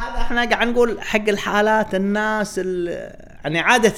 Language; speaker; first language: Arabic; native; Arabic